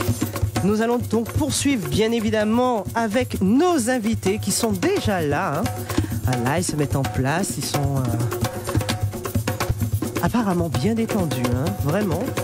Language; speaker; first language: French; native; French